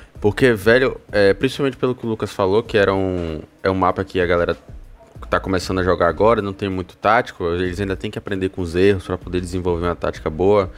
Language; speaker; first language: Portuguese; native; Portuguese